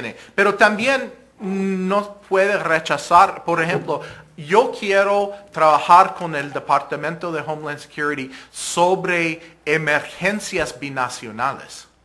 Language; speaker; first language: Spanish; non-native, fluent; English